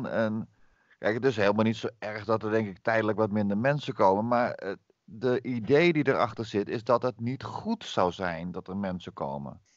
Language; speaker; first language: Dutch; native; Dutch